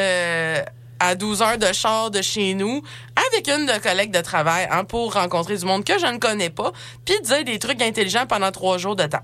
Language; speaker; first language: French; native; French